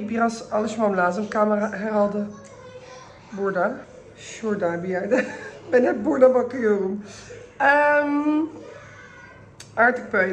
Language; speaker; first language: Turkish; early bilingual, heritage; Dutch